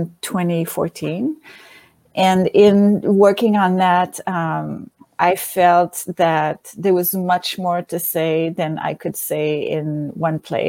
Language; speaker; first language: English; non-native, fluent; French